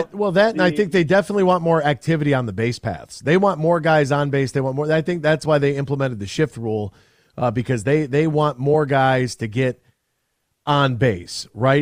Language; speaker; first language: English; native; English